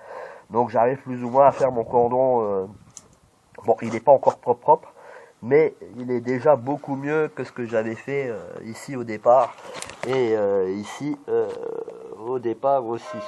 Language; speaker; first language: French; native; French